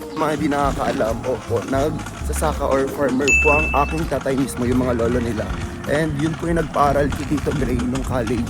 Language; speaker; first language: Filipino; non-native, local second language; Bikol